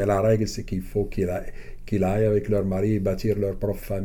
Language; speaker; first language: French; non-native, local second language; Arabic